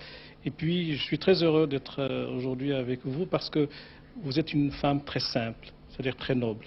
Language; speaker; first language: French; non-native, local second language; Arabic